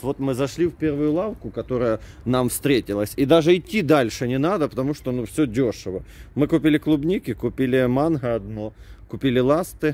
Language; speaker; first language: Russian; native; Russian